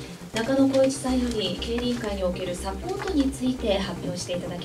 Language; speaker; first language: Japanese; native; Japanese